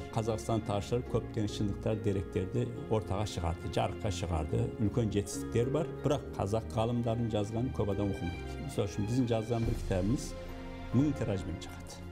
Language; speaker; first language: Kazakh; early bilingual, heritage; Kazakh